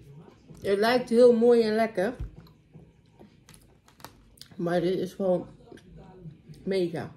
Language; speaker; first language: Dutch; native; Dutch